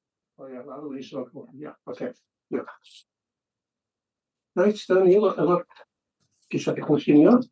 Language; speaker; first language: Welsh; native; Welsh